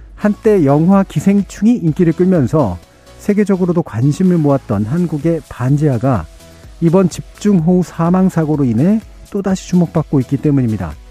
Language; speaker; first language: Korean; native; Korean